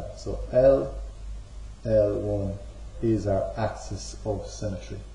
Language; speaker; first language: English; native; English